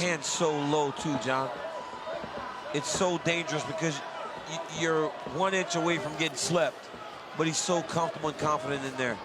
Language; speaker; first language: English; native; English